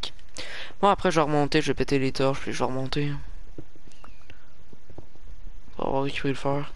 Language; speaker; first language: French; native; French